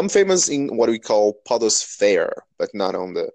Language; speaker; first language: English; non-native, fluent; Portuguese